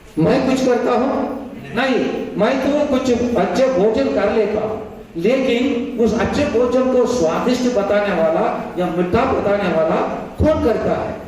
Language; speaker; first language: Hindi; non-native, local second language; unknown